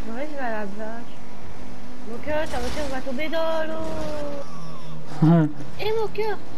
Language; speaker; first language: French; non-native, local second language; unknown